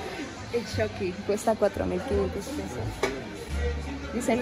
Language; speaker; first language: Spanish; native; Spanish